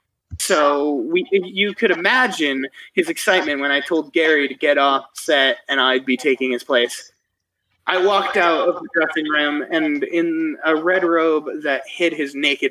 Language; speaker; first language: English; native; English